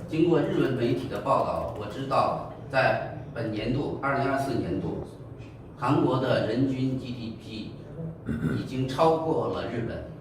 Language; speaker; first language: Chinese; native; Chinese